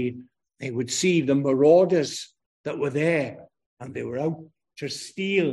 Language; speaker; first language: English; native; English